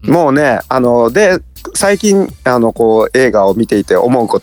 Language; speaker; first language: Japanese; native; Japanese